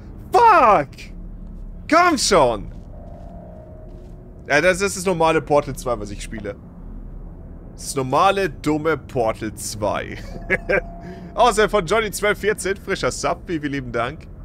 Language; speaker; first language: German; native; German